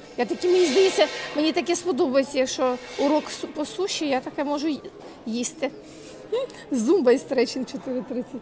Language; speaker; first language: Ukrainian; native; Ukrainian